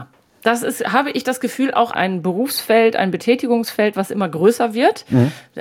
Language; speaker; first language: German; native; German